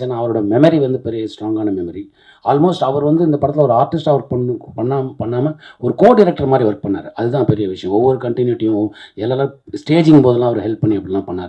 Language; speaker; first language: Tamil; native; Tamil